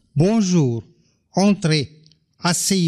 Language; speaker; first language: French; non-native, fluent; Tamil